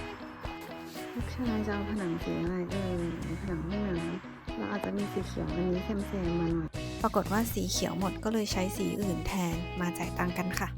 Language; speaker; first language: Thai; native; Thai